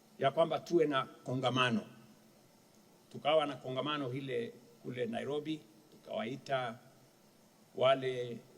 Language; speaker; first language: Swahili; non-native, local second language; Kalenjin